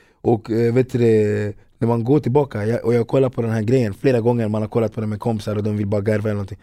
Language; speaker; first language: Swedish; early bilingual, other home language; Ganda